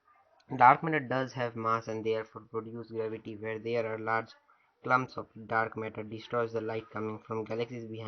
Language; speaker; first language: English; non-native, fluent; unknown